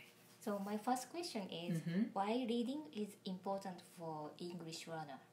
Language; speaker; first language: English; non-native, learner; Japanese